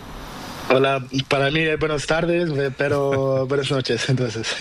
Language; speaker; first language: Spanish; non-native, learner; Portuguese